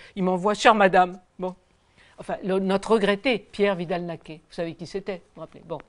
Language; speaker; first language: French; native; French